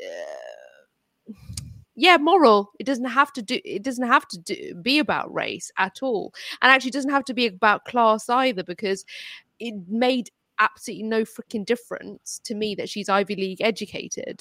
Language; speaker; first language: English; non-native, local second language; Urdu